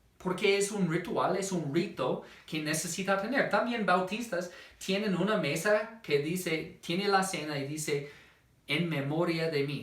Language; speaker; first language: Spanish; non-native, fluent; English